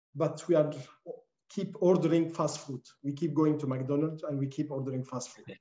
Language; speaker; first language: English; non-native, fluent; Arabic